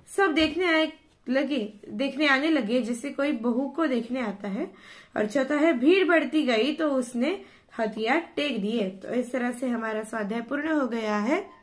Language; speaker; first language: Hindi; non-native, local second language; Marathi